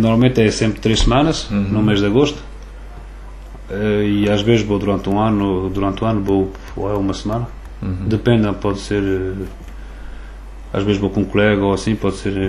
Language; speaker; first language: Portuguese; early bilingual, other home language; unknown